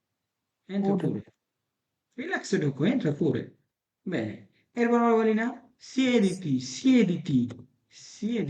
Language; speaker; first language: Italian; non-native, fluent; Bangla